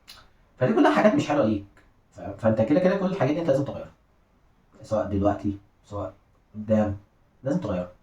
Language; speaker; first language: Arabic; native; Arabic